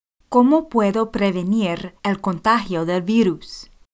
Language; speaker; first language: Spanish; non-native, fluent; English